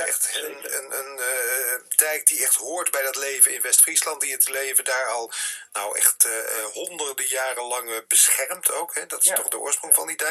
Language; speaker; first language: Dutch; native; Dutch